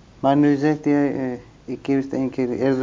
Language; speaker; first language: Dutch; non-native, learner; Turkish